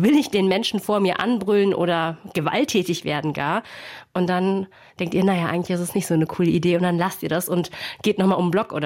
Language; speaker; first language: German; native; German